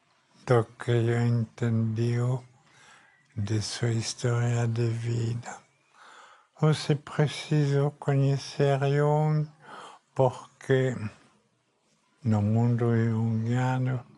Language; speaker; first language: Portuguese; non-native, fluent; French